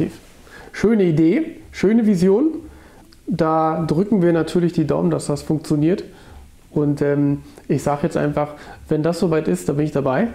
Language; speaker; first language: German; native; German